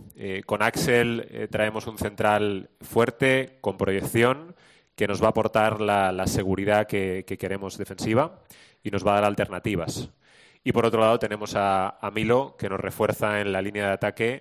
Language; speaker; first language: Spanish; native; Spanish